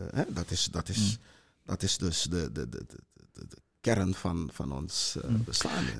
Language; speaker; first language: Dutch; non-native, local second language; Sranan Tongo